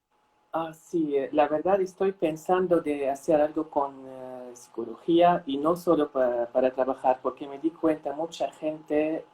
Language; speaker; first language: Spanish; non-native, fluent; Arabic